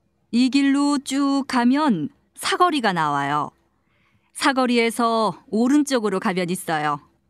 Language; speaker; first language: Korean; non-native, learner; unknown